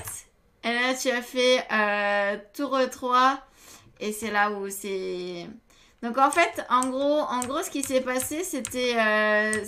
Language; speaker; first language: French; native; French